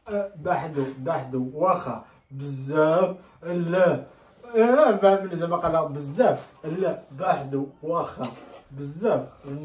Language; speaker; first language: Arabic; native; Arabic